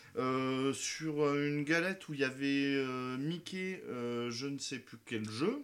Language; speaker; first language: French; native; French